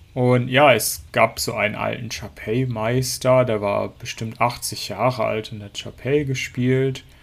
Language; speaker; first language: German; native; German